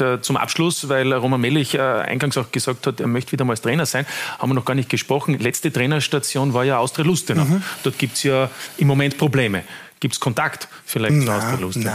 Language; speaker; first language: German; native; German